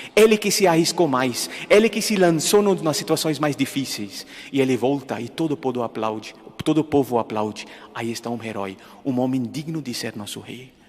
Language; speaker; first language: Portuguese; non-native, fluent; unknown